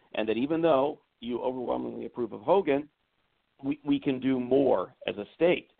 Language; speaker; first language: English; native; English